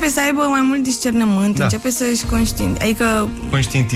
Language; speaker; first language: Romanian; native; Romanian